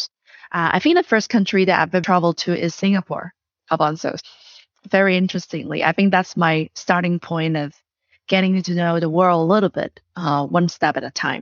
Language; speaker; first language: English; non-native, fluent; Chinese